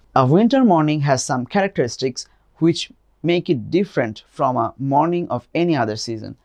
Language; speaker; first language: English; non-native, local second language; Bangla